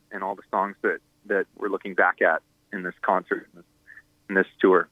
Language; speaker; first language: English; native; English